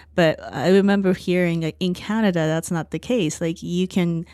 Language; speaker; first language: English; non-native, fluent; Japanese